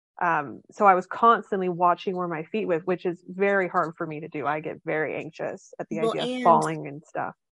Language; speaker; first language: English; native; English